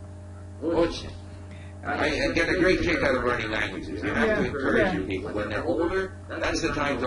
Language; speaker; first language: English; non-native, fluent; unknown